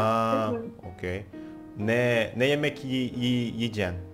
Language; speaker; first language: Turkish; non-native, learner; Indonesian